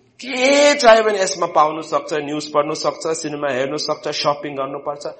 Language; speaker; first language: Nepali; non-native, fluent; Malayalam